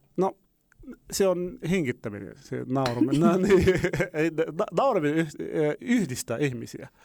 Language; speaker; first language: Finnish; non-native, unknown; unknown